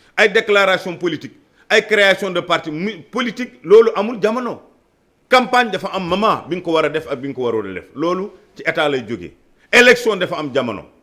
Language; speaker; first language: Wolof; non-native, local second language; Fula